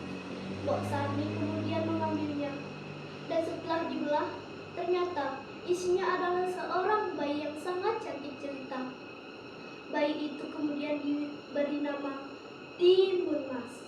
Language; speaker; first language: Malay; non-native, local second language; Balinese